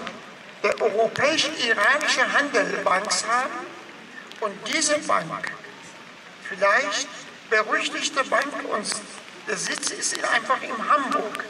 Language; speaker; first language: German; non-native, fluent; Persian